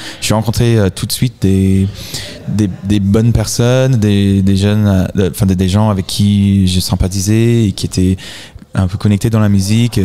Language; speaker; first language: French; non-native, fluent; English